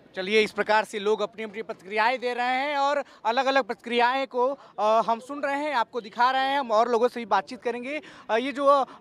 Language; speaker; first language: Hindi; native; Hindi